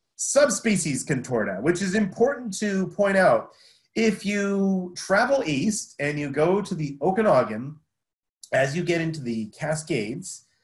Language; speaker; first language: English; native; English